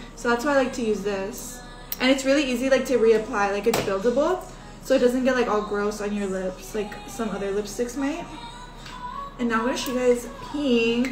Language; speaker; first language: English; native; English